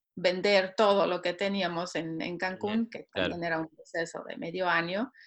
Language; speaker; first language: Spanish; non-native, fluent; Swiss German